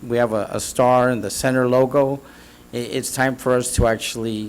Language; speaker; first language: English; native; English